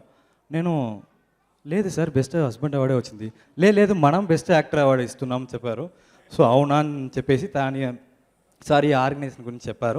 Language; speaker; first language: Telugu; non-native, learner; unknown